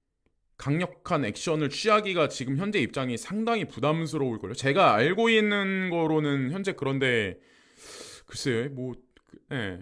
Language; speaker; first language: Korean; native; Korean